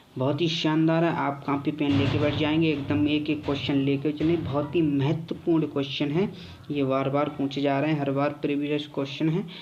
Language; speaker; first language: Hindi; native; Hindi